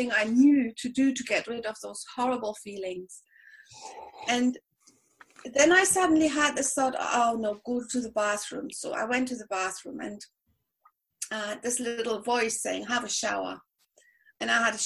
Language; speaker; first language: English; non-native, fluent; German